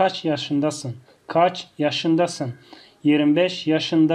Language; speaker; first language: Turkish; non-native, fluent; Tajik